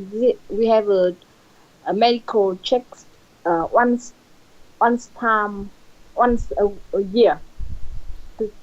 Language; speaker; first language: English; non-native, learner; Vietnamese